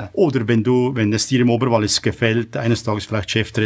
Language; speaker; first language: German; native; German